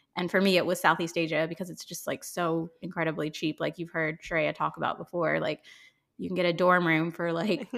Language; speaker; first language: English; native; English